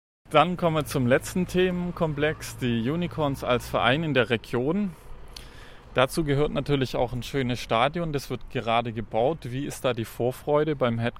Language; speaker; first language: German; native; German